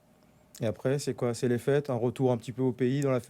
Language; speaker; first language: French; native; French